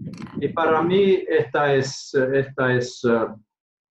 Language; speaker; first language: Spanish; non-native, learner; Finnish